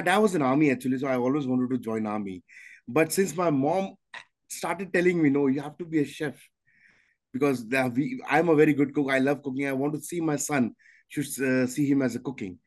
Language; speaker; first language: English; non-native, local second language; Punjabi